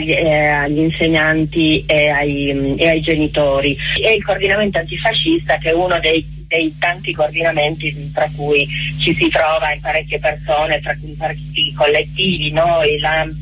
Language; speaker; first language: Italian; native; Italian